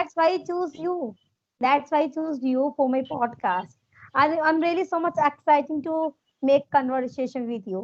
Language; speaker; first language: English; non-native, learner; Hindi